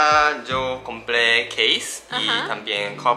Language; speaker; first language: Spanish; non-native, learner; Japanese